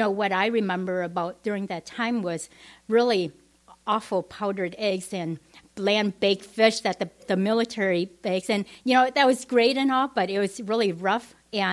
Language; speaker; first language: English; non-native, fluent; Vietnamese